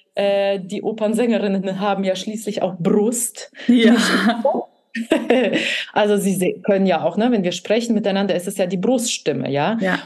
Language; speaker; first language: German; early bilingual, other home language; Russian